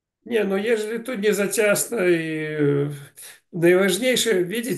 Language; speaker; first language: Polish; non-native, fluent; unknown